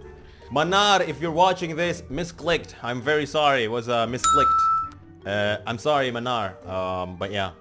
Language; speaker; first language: English; non-native, fluent; Indonesian